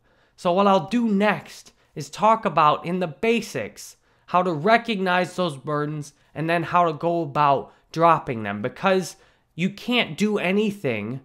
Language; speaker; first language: English; native; English